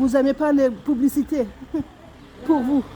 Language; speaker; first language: French; non-native, learner; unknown